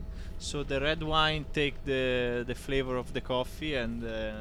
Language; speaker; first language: English; non-native, learner; Italian